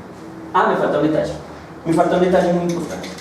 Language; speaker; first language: Spanish; native; Spanish